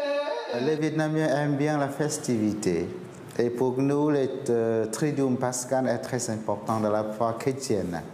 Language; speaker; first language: French; non-native, fluent; Vietnamese